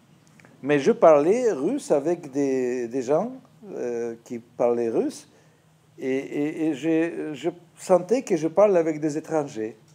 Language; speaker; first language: French; non-native, fluent; Russian